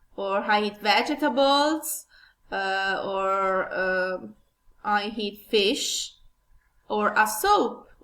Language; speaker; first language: English; non-native, learner; Italian